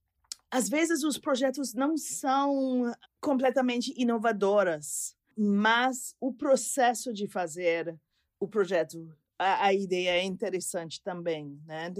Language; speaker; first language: Portuguese; non-native, fluent; English